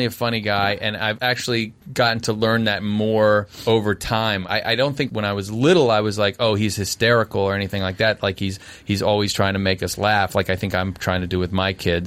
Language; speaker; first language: English; native; English